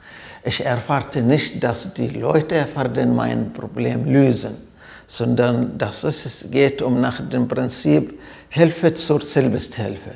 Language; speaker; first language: German; non-native, fluent; Arabic